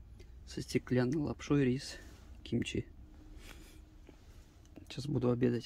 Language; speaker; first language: Russian; native; Russian